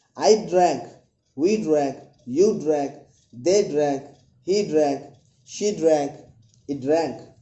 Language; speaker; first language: English; non-native, local second language; Telugu